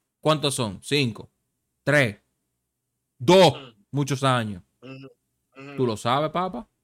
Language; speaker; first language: Spanish; native; Spanish